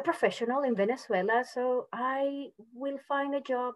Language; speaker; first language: English; non-native, fluent; Spanish